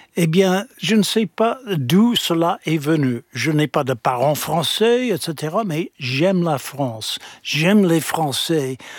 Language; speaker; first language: French; non-native, fluent; English